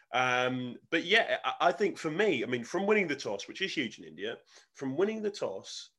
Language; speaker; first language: English; native; English